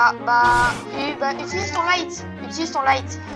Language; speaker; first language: French; native; French